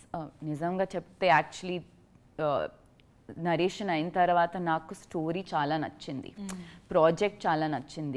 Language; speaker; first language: Telugu; non-native, learner; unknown